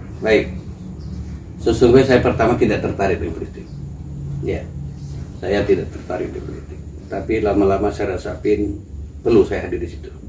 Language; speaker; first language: Indonesian; non-native, local second language; Minangkabau